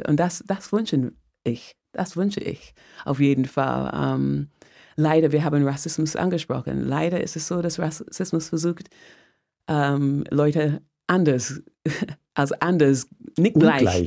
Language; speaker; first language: German; non-native, fluent; English